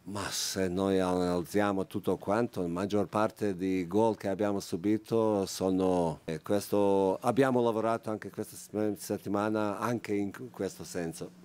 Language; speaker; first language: Italian; non-native, fluent; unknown